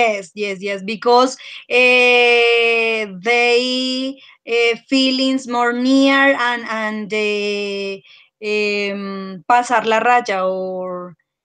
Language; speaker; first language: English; non-native, learner; Spanish